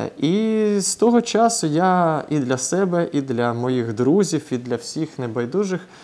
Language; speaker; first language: Ukrainian; non-native, local second language; Russian